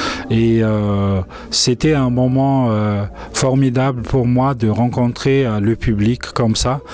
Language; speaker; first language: French; non-native, local second language; Malagasy